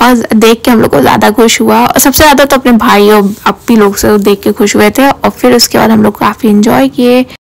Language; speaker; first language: Hindi; native; Hindi